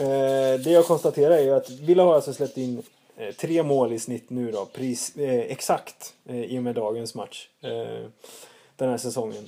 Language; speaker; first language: Swedish; native; Swedish